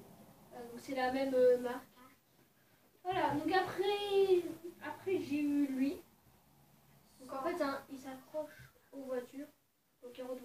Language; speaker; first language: French; native; French